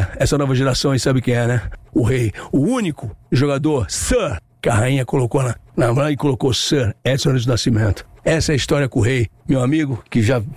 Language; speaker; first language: Portuguese; native; Portuguese